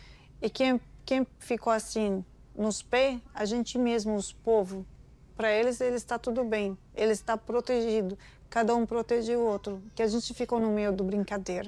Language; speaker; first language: Portuguese; non-native, learner; Arabic